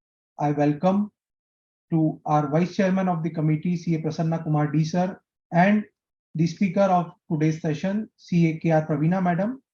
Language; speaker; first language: English; non-native, local second language; Hindi